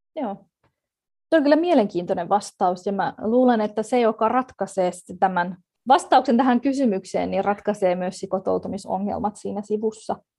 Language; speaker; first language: Finnish; early bilingual, other home language; Kurdish